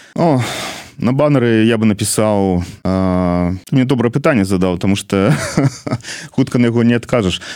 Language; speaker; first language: Belarusian; non-native, local second language; Russian